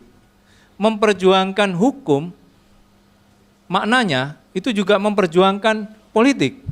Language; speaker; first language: Indonesian; native; Indonesian